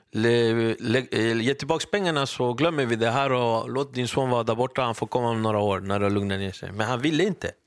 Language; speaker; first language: Swedish; early bilingual, other home language; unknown